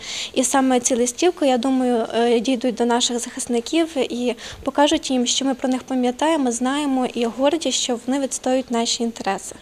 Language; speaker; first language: Ukrainian; native; Ukrainian